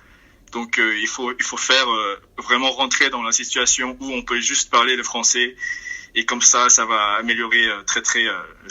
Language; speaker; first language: French; early bilingual, other home language; Korean